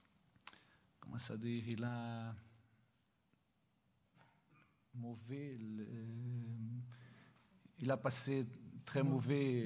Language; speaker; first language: French; non-native, learner; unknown